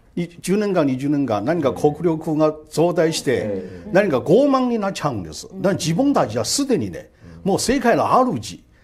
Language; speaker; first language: Japanese; non-native, fluent; Chinese